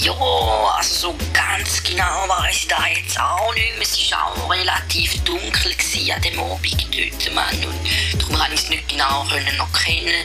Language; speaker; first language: German; native; German